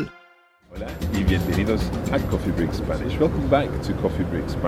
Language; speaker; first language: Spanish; non-native, fluent; English